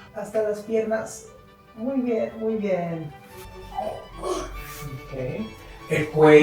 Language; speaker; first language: Spanish; non-native, fluent; Korean